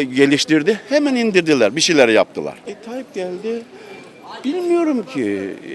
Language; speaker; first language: Turkish; native; Turkish